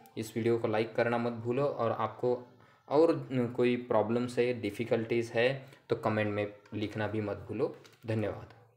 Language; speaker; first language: Hindi; non-native, local second language; Marathi